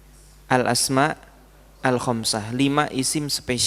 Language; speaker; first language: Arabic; non-native, fluent; Indonesian